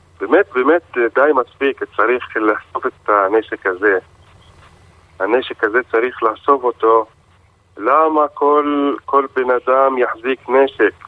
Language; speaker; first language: Hebrew; non-native, local second language; Arabic